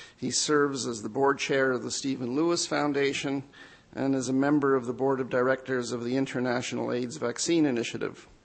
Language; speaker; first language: English; native; English